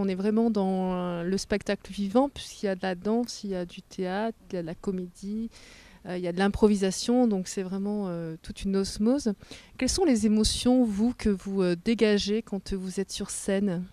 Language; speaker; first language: French; native; French